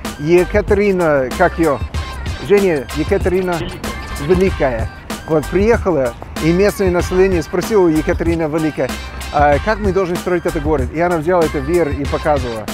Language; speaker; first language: Russian; non-native, fluent; English